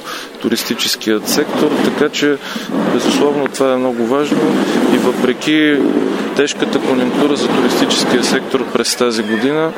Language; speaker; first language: Bulgarian; native; Bulgarian